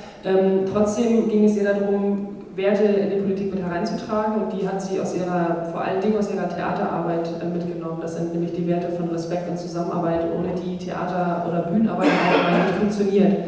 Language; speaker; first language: German; native; German